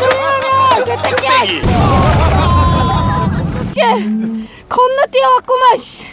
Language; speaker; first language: Korean; native; Korean